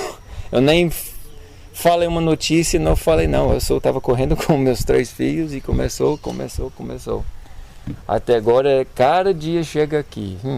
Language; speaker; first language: Portuguese; non-native, learner; English